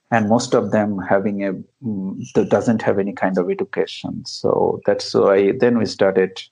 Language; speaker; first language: English; non-native, local second language; Bangla